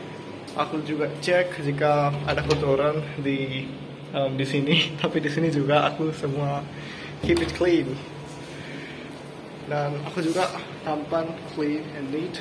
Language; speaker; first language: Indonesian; non-native, learner; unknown